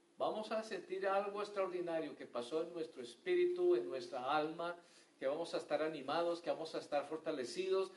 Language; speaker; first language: Spanish; native; Spanish